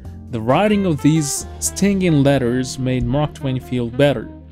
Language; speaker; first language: English; non-native, fluent; Japanese